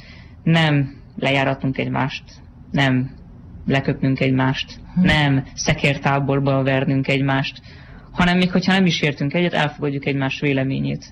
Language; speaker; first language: Hungarian; native; Hungarian